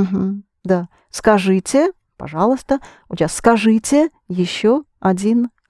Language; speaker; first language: Russian; non-native, fluent; English